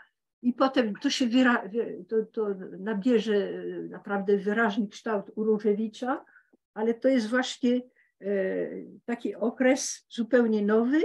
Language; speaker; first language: Polish; early bilingual, heritage; Polish